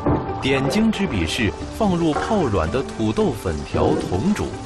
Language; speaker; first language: Chinese; native; Chinese